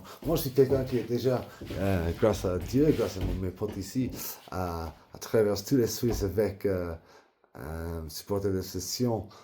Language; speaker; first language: French; non-native, learner; English